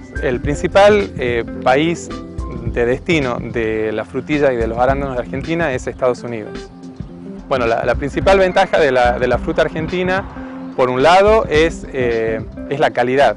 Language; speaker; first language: Spanish; native; Spanish